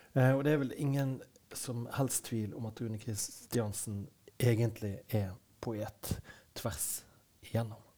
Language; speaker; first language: Norwegian; native; Norwegian